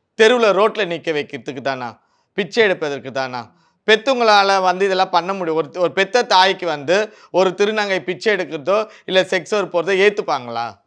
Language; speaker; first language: Tamil; native; Tamil